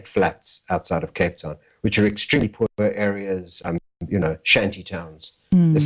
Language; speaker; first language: English; native; English